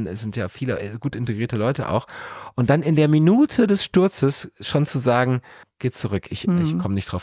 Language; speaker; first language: German; native; German